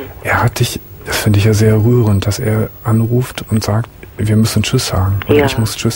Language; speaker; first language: German; native; German